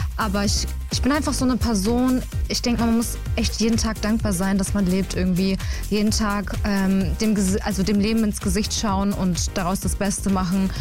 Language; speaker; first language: German; native; German